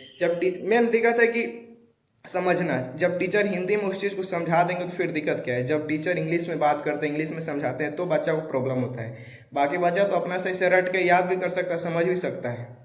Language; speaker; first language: Hindi; native; Hindi